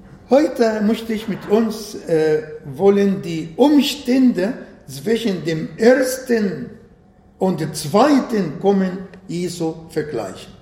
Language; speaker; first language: German; non-native, fluent; Arabic